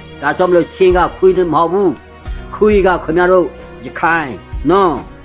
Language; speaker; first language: Burmese; non-native, local second language; Hakha Chin